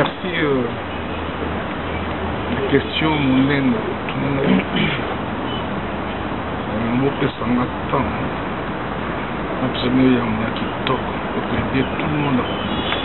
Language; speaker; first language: French; non-native, local second language; Lingala